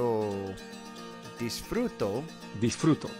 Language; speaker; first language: Spanish; non-native, learner; English